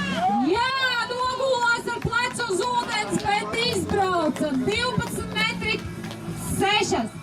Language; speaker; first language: Latvian; native; Latvian